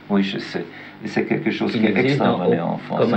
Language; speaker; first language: French; non-native, learner; German